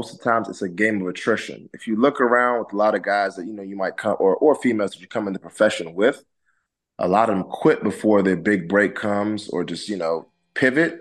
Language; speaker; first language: English; native; English